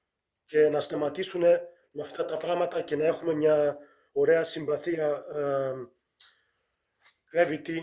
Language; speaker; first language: Greek; early bilingual, heritage; Greek